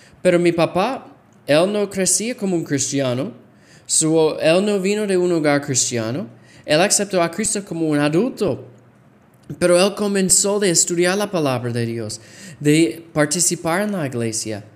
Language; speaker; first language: Spanish; non-native, fluent; English